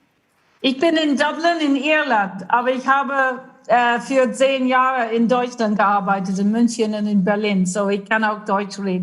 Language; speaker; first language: German; non-native, fluent; English